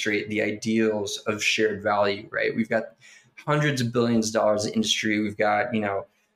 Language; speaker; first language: English; native; English